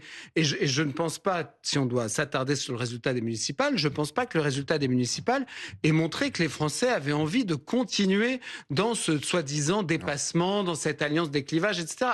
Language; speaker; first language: French; native; French